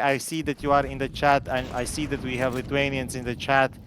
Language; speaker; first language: English; non-native, fluent; Latvian